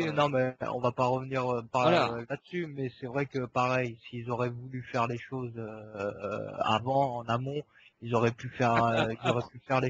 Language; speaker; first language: French; native; French